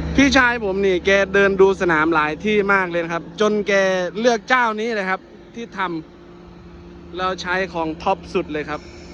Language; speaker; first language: Thai; non-native, local second language; Northern Khmer